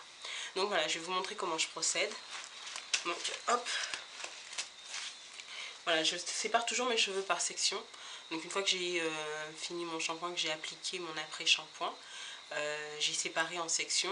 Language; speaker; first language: French; native; French